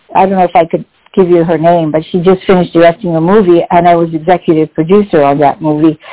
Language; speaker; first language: English; non-native, fluent; French